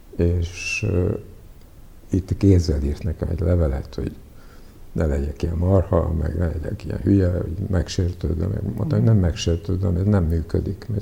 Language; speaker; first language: Hungarian; early bilingual, other home language; Serbian